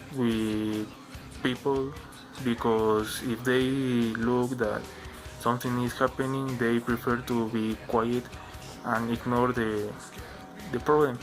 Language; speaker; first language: English; non-native, learner; Spanish